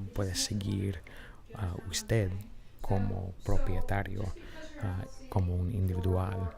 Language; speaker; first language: Spanish; non-native, fluent; English